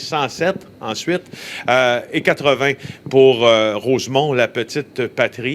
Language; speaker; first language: French; native; French